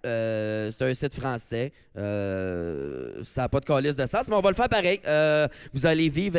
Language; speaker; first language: French; native; French